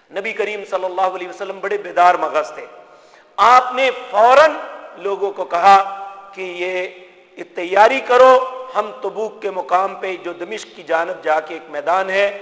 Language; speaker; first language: Urdu; non-native, local second language; Punjabi